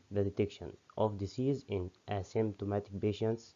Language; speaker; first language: English; non-native, fluent; Arabic